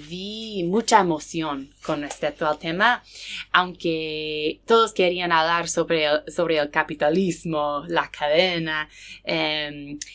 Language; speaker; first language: Spanish; non-native, fluent; English